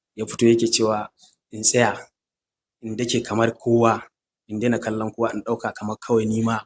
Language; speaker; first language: Hausa; native; Hausa